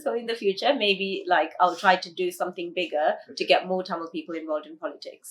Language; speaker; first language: English; early bilingual, other home language; Tamil